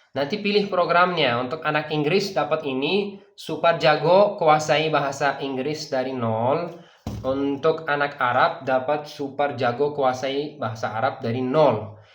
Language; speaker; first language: Indonesian; non-native, fluent; Persian